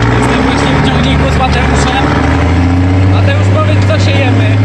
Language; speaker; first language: Polish; native; Polish